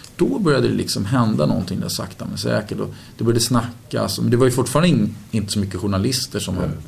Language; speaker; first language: Swedish; native; Swedish